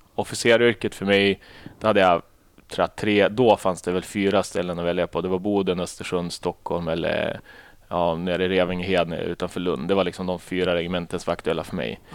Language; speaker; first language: Swedish; native; Swedish